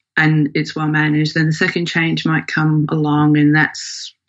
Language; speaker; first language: English; native; English